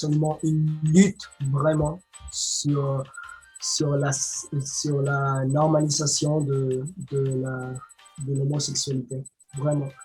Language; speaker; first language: French; non-native, learner; Spanish